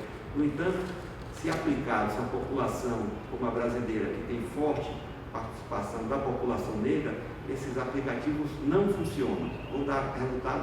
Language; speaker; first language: Portuguese; native; Portuguese